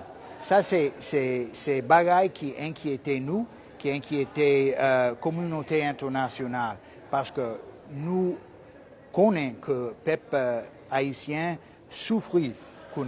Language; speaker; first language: Haitian Creole; non-native, fluent; English